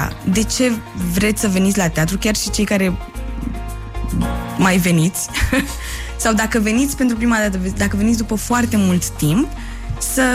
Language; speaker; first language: Romanian; native; Romanian